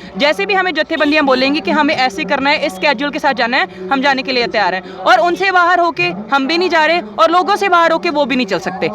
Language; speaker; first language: Hindi; non-native, local second language; Punjabi